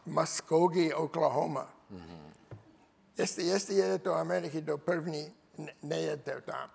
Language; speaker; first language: Czech; non-native, learner; English